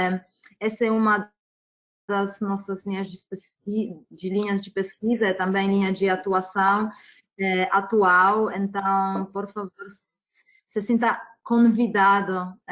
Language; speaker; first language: Portuguese; non-native, fluent; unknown